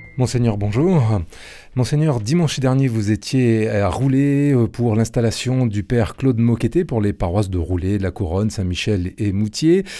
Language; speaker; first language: French; native; French